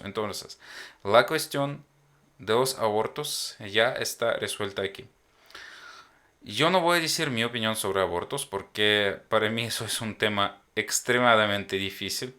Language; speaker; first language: Spanish; non-native, fluent; Ukrainian